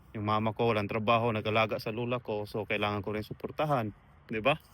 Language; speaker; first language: Filipino; non-native, local second language; Cebuano